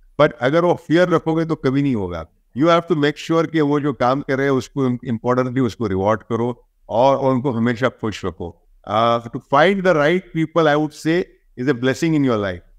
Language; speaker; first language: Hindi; native; Hindi